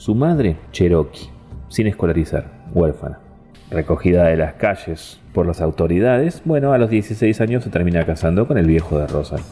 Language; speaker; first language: Spanish; native; Spanish